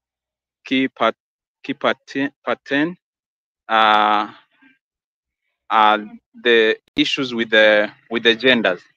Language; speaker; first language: French; non-native, learner; Swahili